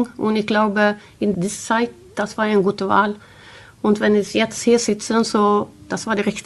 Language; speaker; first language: German; non-native, learner; Swedish